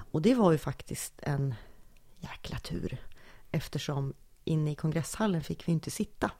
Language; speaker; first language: Swedish; native; Swedish